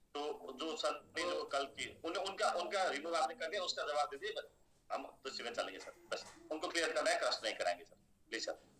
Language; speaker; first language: Hindi; native; Hindi